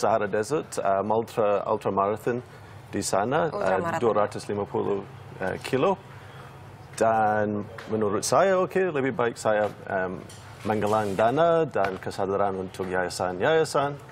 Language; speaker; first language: Indonesian; non-native, learner; English